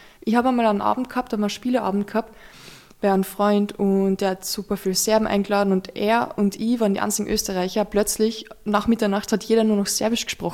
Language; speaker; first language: German; native; German